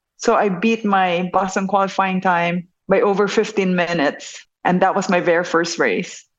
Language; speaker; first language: English; non-native, local second language; Hiligaynon